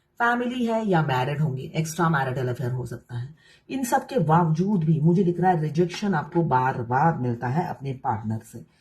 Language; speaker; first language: Hindi; non-native, local second language; Bangla